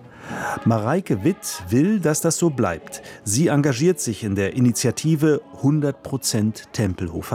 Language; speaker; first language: German; native; German